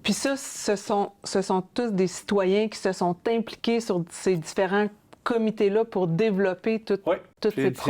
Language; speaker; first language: French; native; French